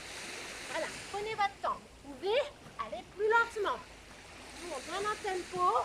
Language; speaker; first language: French; native; French